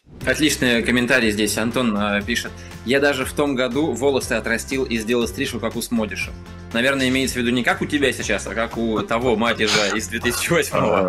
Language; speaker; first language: Russian; native; Russian